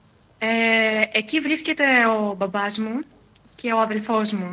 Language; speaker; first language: Greek; non-native, fluent; Ukrainian